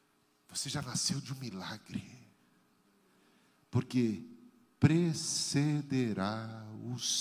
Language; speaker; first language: Portuguese; native; Portuguese